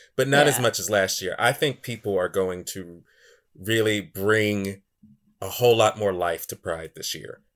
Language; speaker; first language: English; native; English